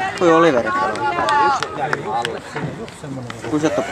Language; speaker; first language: Finnish; native; Finnish